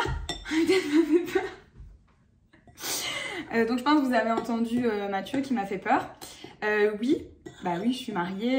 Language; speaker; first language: French; native; French